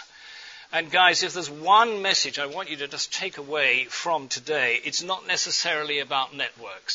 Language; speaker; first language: English; native; English